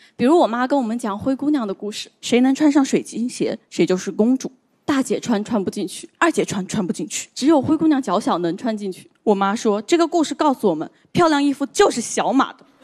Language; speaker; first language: Chinese; native; Chinese